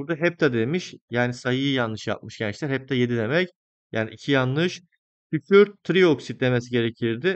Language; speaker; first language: Turkish; native; Turkish